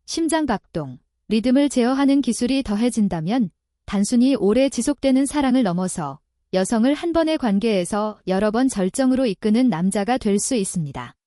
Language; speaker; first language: Korean; native; Korean